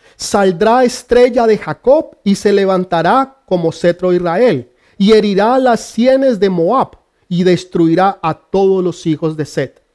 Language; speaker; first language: Spanish; early bilingual, heritage; Spanish